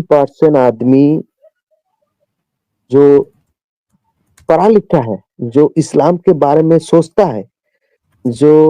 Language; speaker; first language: Hindi; non-native, local second language; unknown